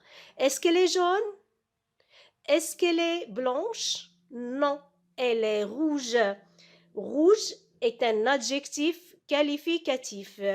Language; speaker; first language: French; non-native, local second language; Arabic